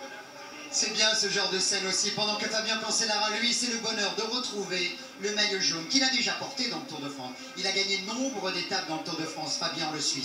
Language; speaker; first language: French; native; French